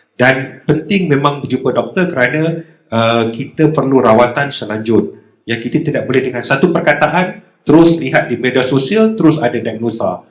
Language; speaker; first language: Malay; native; Malay